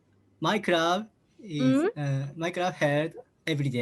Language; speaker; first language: English; non-native, learner; Japanese